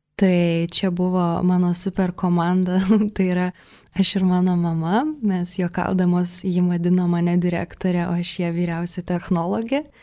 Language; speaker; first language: Lithuanian; early bilingual, heritage; Russian